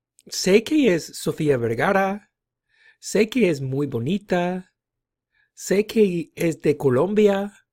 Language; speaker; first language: Spanish; non-native, fluent; English